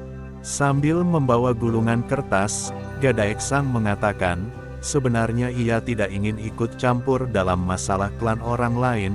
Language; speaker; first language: Indonesian; native; Indonesian